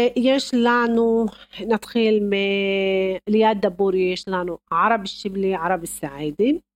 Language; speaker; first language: Hebrew; non-native, local second language; Arabic